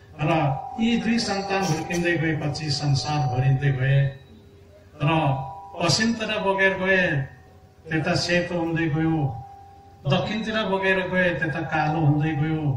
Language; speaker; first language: Nepali; non-native, local second language; Limbu